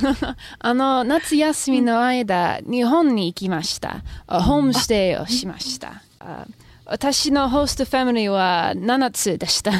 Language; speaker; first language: Japanese; non-native, learner; English